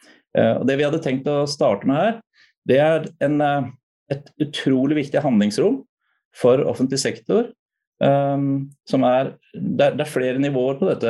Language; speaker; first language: Norwegian; native; Norwegian